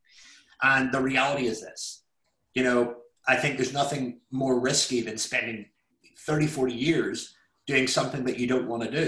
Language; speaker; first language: English; native; English